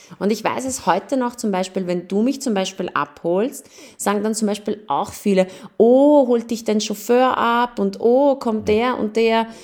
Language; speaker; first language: German; early bilingual, other home language; Persian